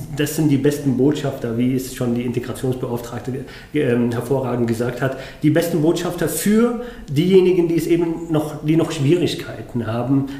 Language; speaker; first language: German; non-native, fluent; Arabic